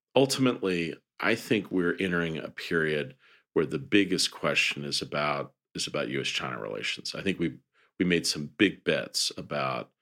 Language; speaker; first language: English; native; English